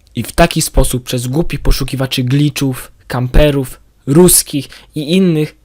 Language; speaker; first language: Polish; native; Polish